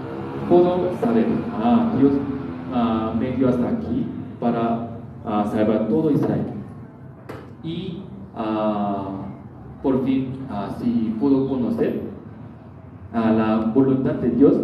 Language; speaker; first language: Spanish; non-native, learner; Korean